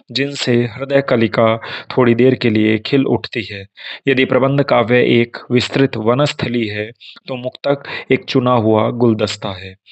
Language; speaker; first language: Hindi; native; Hindi